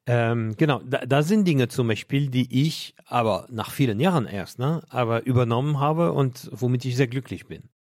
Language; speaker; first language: German; non-native, fluent; French